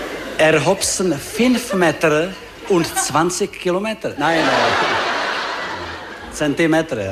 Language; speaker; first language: German; non-native, learner; Czech